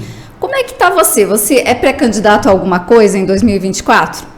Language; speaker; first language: Portuguese; native; Portuguese